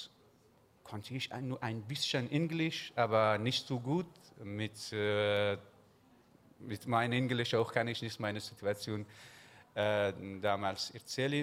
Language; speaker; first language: German; non-native, learner; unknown